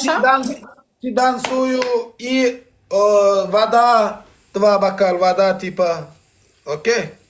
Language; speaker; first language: Russian; non-native, learner; Turkmen